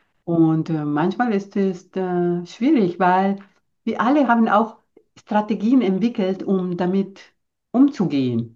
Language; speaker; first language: German; non-native, fluent; Spanish